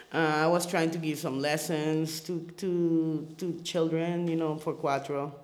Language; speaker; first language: English; early bilingual, other home language; Spanish